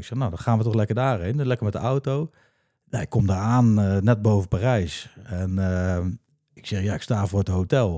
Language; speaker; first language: Dutch; native; Dutch